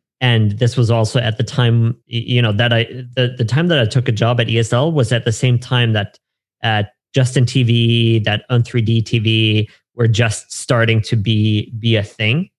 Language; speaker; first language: English; non-native, fluent; German